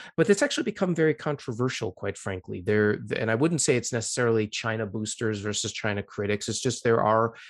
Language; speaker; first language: English; native; English